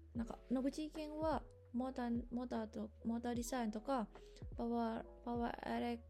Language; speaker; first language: Japanese; non-native, fluent; Indonesian